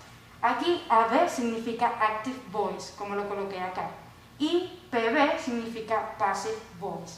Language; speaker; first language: Spanish; native; Spanish